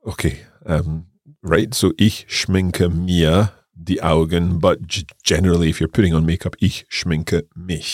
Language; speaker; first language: German; non-native, learner; English